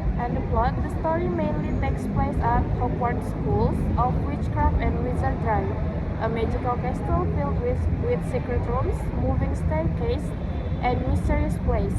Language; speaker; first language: English; non-native, learner; Indonesian